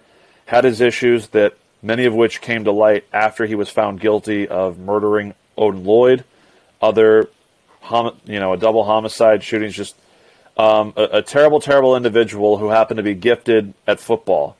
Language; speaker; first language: English; native; English